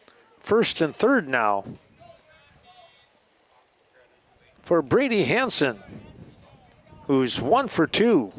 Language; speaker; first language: English; native; English